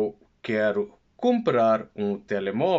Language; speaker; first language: Portuguese; non-native, learner; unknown